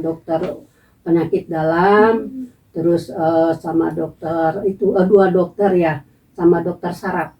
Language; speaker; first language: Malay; non-native, local second language; Sundanese